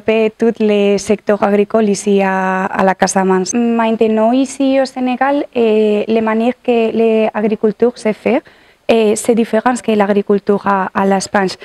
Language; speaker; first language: French; non-native, learner; Catalan